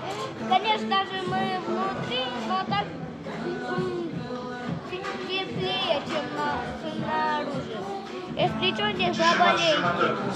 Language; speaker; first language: Russian; non-native, local second language; Kazakh